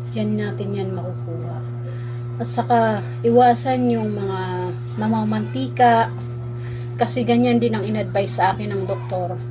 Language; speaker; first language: Filipino; non-native, local second language; Waray